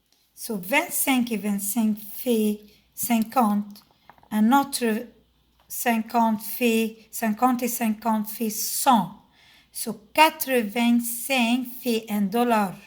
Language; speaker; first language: French; non-native, fluent; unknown